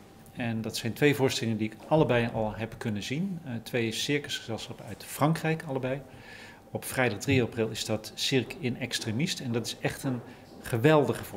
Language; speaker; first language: Dutch; native; Dutch